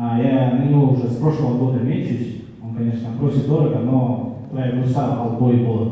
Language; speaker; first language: Russian; non-native, local second language; Kyrgyz